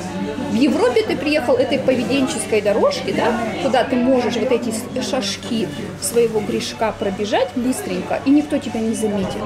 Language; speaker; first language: Russian; native; Russian